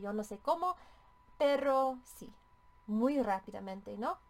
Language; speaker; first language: Spanish; non-native, fluent; English